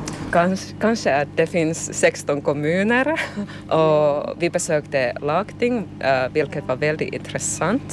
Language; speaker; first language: Swedish; non-native, fluent; Finnish